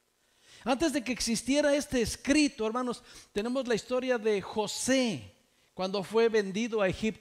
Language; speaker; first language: Spanish; native; Spanish